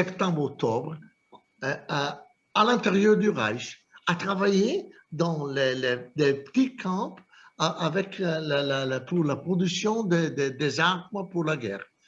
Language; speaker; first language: French; non-native, fluent; Italian